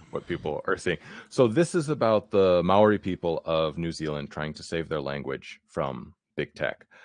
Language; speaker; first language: English; native; English